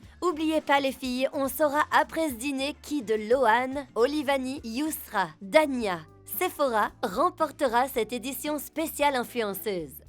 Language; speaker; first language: French; native; French